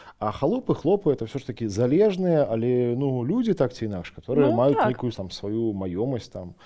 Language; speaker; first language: Belarusian; non-native, local second language; Russian